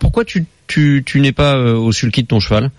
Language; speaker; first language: French; native; French